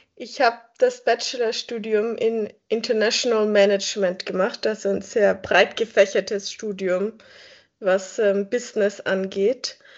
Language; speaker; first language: German; native; German